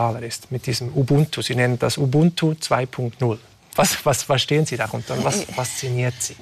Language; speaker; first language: German; native; German